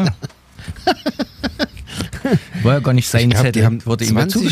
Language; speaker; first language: German; native; German